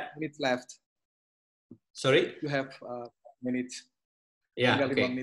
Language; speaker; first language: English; non-native, learner; Indonesian